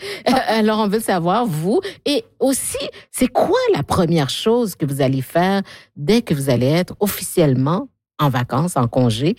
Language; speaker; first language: French; native; French